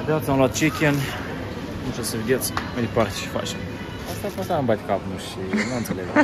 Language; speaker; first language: Romanian; native; Romanian